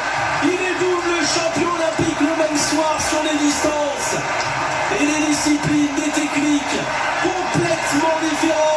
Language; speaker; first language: French; native; French